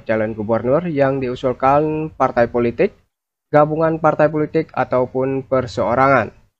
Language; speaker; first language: Indonesian; native; Indonesian